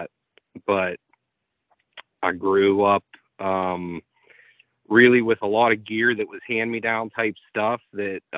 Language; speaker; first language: English; native; English